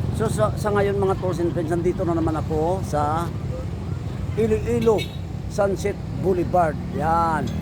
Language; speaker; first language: Filipino; non-native, local second language; Hiligaynon